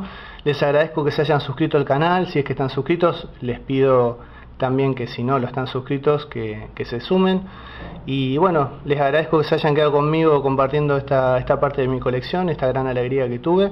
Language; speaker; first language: Spanish; native; Spanish